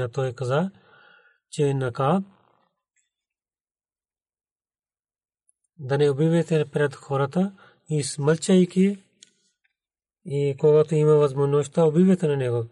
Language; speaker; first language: Bulgarian; non-native, learner; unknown